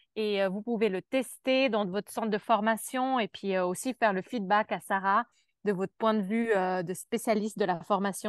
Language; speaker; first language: French; native; French